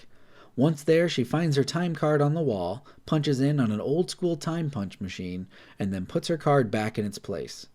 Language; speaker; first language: English; native; English